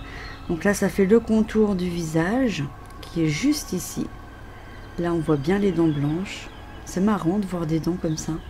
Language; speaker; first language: French; native; French